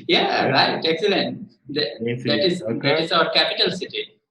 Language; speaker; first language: English; non-native, learner; Bangla